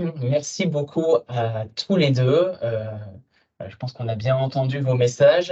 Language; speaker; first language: French; native; French